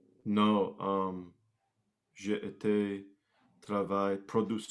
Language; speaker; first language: French; non-native, learner; English